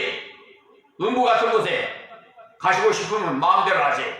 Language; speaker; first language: Korean; native; Korean